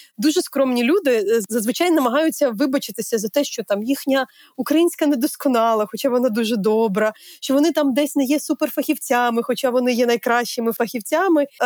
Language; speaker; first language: Ukrainian; native; Ukrainian